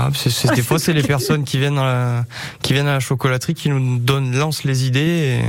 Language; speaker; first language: French; native; French